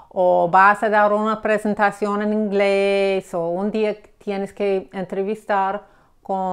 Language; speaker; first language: Spanish; non-native, fluent; English